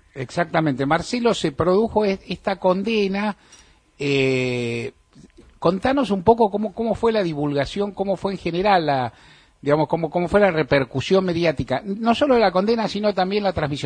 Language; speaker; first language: Spanish; native; Spanish